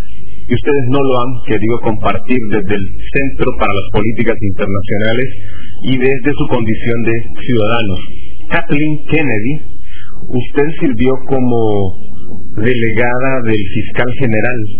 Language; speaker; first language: Spanish; native; Spanish